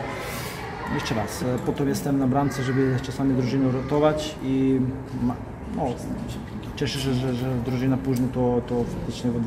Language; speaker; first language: Polish; non-native, fluent; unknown